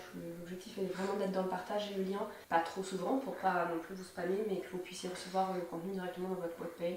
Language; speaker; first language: French; native; French